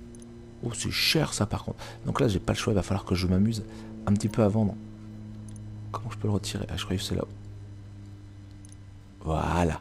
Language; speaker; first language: French; native; French